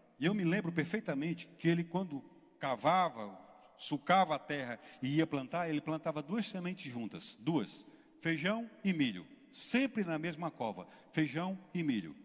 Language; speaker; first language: Portuguese; native; Portuguese